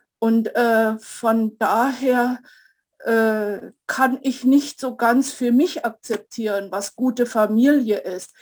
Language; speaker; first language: German; native; German